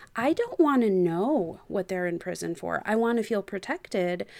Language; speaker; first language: English; native; English